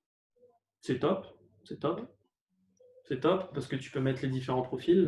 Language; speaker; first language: French; native; French